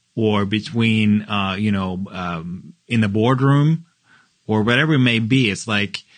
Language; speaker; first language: English; non-native, fluent; Norwegian